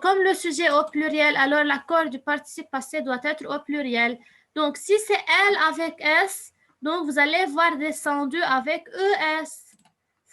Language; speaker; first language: French; non-native, fluent; Arabic